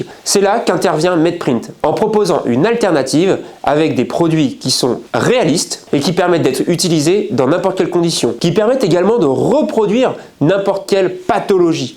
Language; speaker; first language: French; native; French